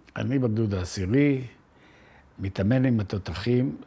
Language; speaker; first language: Hebrew; native; Hebrew